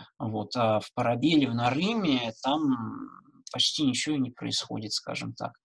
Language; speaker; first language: Russian; native; Russian